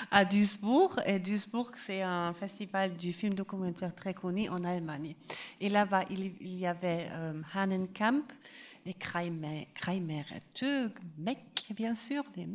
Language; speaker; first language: French; non-native, fluent; German